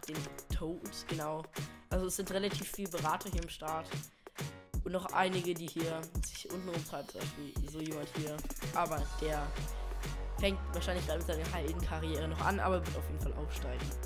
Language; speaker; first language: German; native; German